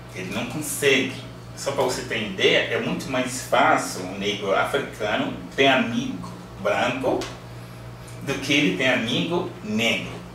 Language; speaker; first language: Portuguese; non-native, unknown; Yoruba